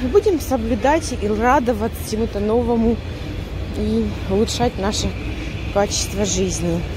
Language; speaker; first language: Russian; native; Russian